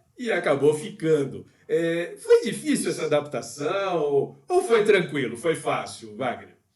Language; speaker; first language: Portuguese; native; Portuguese